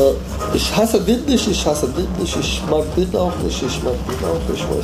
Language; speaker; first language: German; non-native, learner; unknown